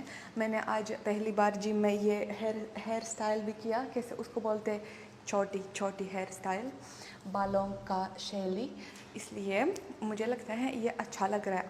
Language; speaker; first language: Hindi; non-native, learner; Russian